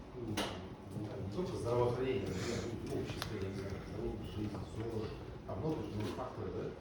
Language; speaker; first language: Russian; non-native, local second language; Kazakh